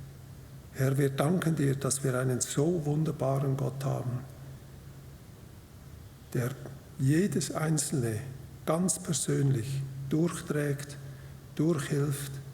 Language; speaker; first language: German; native; German